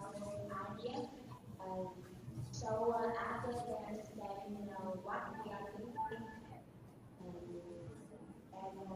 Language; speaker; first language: English; non-native, learner; Vietnamese